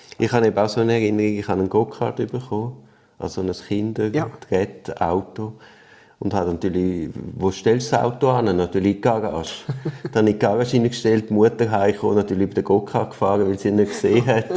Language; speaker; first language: German; native; German